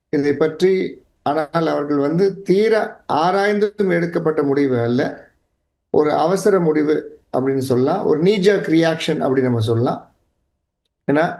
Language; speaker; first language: Tamil; native; Tamil